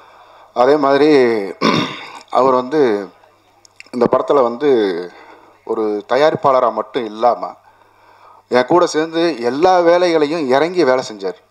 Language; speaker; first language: Tamil; native; Tamil